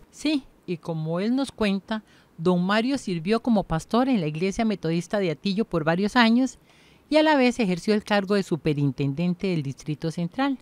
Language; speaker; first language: Spanish; native; Spanish